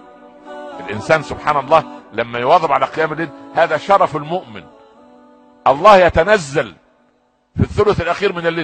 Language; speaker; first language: Arabic; native; Arabic